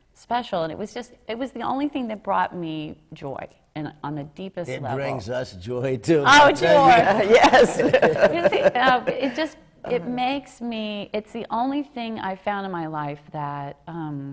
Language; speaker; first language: English; native; English